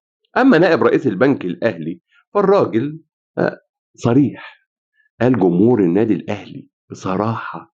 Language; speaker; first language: Arabic; native; Arabic